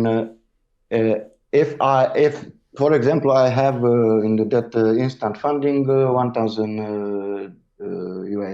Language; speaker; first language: English; non-native, learner; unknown